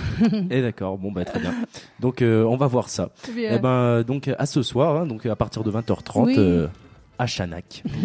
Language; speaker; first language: French; native; French